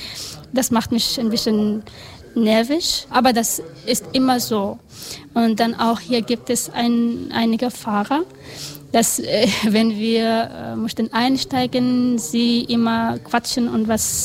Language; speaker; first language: German; non-native, learner; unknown